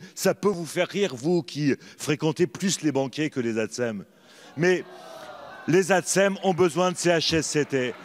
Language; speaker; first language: French; native; French